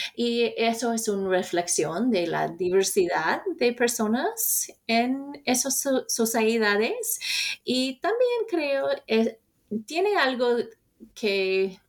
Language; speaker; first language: Spanish; non-native, fluent; English